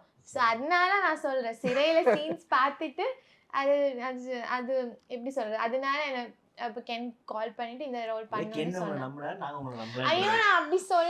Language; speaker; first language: Tamil; non-native, local second language; Malayalam